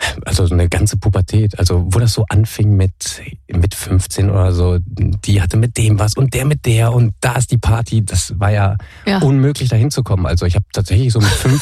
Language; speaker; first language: German; native; German